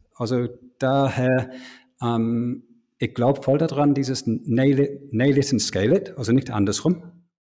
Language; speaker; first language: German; non-native, fluent; English